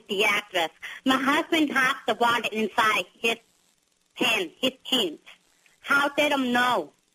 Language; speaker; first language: English; non-native, learner; Vietnamese